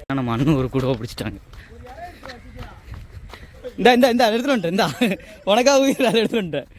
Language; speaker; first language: Tamil; native; Tamil